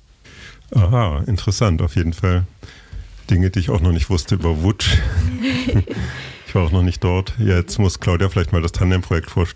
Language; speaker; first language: German; native; German